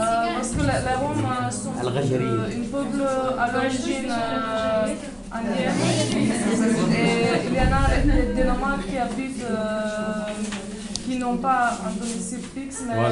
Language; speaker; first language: French; non-native, learner; Macedonian